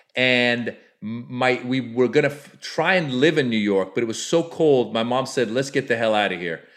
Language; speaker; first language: English; native; English